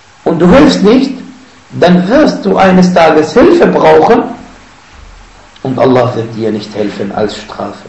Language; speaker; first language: German; non-native, fluent; Arabic